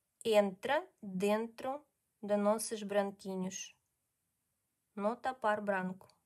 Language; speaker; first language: Portuguese; non-native, learner; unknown